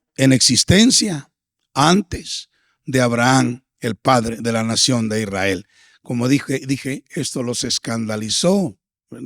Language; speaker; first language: Spanish; native; Spanish